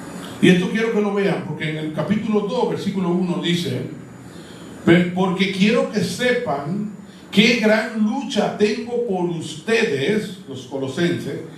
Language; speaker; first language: Spanish; native; Spanish